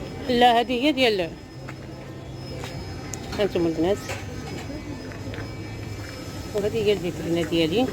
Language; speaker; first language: Arabic; native; Arabic